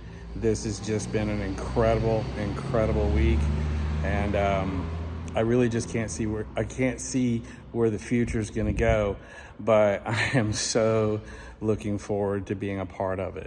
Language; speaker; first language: English; native; English